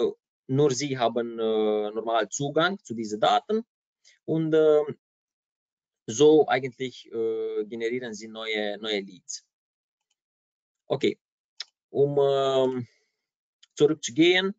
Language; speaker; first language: German; non-native, fluent; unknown